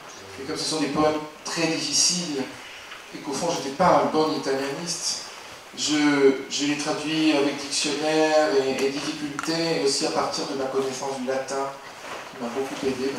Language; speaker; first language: French; native; French